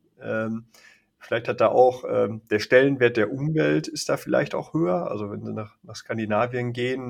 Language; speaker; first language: German; native; German